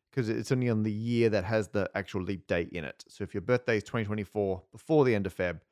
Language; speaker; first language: English; native; English